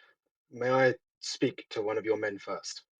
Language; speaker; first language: English; native; English